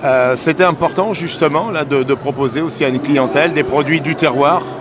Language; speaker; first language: French; native; French